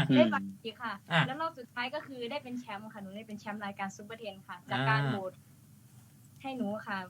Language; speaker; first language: Thai; native; Thai